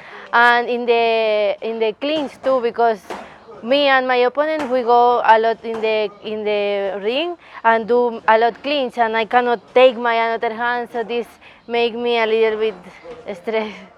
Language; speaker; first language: English; non-native, learner; Spanish